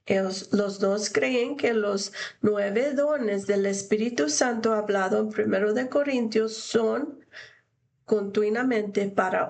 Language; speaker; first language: Spanish; non-native, fluent; English